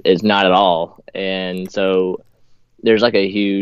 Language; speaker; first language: English; native; English